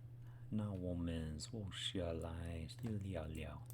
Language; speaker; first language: Chinese; non-native, learner; English